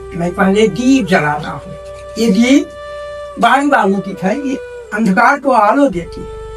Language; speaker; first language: Hindi; non-native, local second language; Bangla